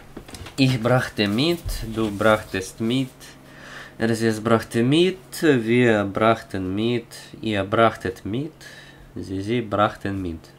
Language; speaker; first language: German; non-native, learner; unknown